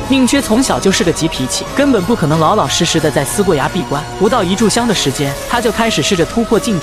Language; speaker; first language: Chinese; native; Chinese